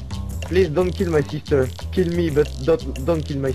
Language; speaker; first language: English; non-native, learner; French